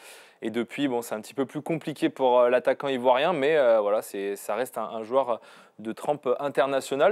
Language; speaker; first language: French; native; French